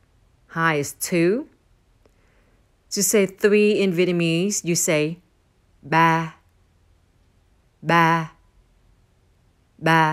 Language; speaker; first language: English; non-native, fluent; Vietnamese